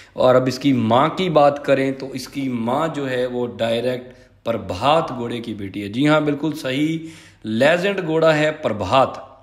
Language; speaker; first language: Hindi; non-native, local second language; Punjabi